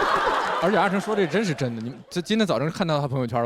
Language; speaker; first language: Chinese; native; Chinese